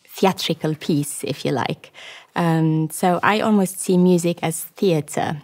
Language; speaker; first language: English; non-native, fluent; Luxembourgish